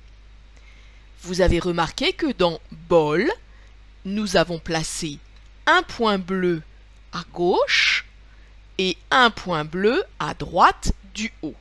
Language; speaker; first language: French; native; French